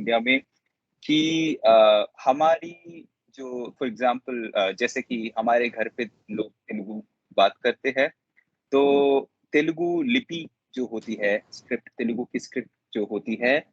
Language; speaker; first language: Hindi; non-native, local second language; Telugu